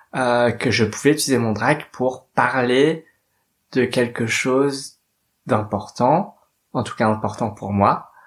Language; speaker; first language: French; native; French